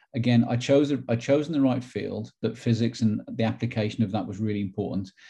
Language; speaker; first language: English; native; English